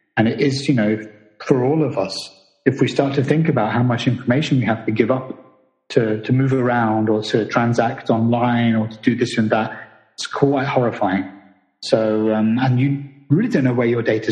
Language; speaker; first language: English; native; English